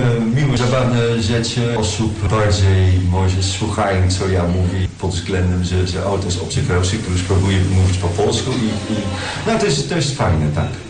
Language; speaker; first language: Polish; non-native, learner; Dutch